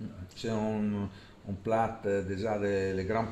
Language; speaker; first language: French; non-native, fluent; Italian